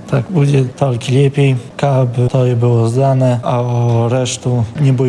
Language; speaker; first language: Polish; non-native, local second language; Belarusian